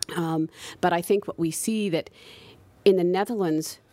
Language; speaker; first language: English; native; English